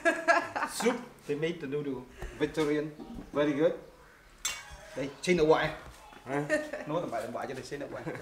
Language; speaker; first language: English; non-native, learner; Vietnamese